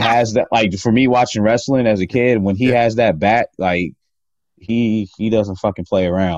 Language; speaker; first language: English; native; English